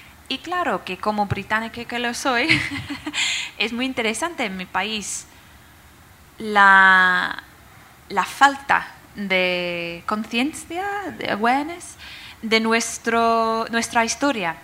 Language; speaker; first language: Spanish; non-native, fluent; English